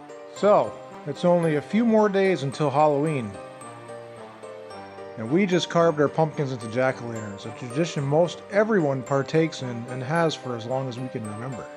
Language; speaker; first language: English; native; English